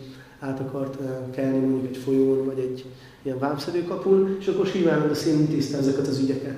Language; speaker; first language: Hungarian; native; Hungarian